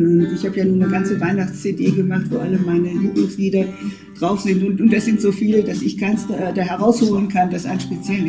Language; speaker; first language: German; native; German